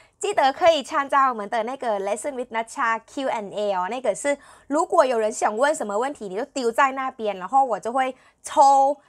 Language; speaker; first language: Chinese; non-native, fluent; Thai